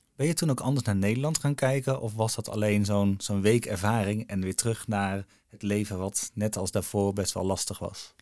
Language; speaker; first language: Dutch; native; Dutch